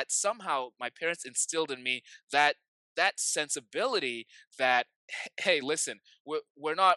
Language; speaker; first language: English; non-native, local second language; Yoruba